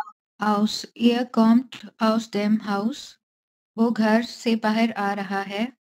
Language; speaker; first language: German; non-native, learner; Urdu